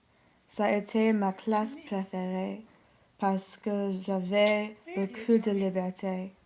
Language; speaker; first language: French; non-native, learner; English